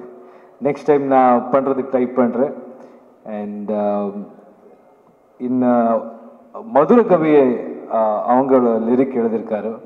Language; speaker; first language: Tamil; non-native, learner; Kannada